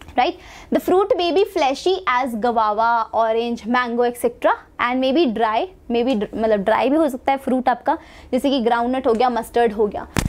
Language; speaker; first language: Hindi; native; Hindi